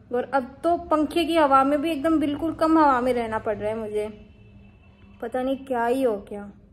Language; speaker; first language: Hindi; native; Hindi